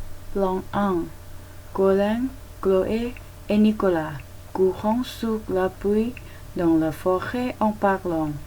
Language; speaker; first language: French; non-native, learner; Thai